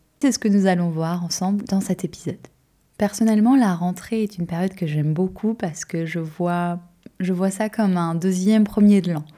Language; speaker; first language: French; native; French